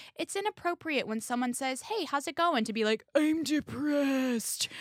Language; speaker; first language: English; native; English